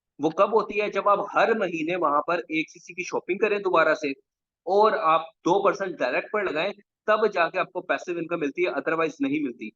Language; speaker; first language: Urdu; non-native, local second language; Punjabi